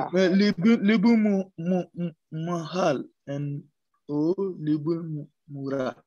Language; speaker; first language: Indonesian; non-native, learner; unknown